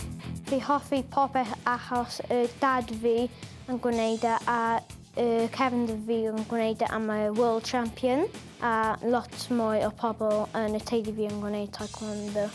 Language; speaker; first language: Welsh; non-native, local second language; English